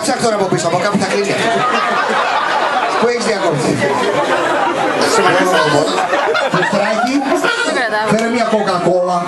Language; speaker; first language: Greek; native; Greek